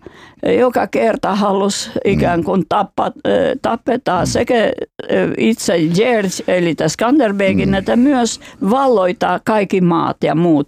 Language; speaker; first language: Finnish; non-native, fluent; Albanian